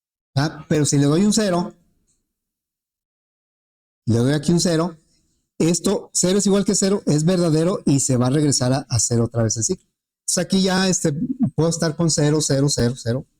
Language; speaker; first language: Spanish; native; Spanish